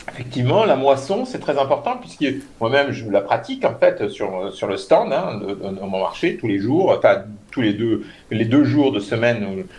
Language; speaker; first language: French; native; French